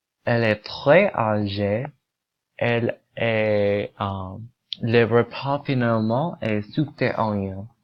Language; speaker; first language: French; non-native, learner; English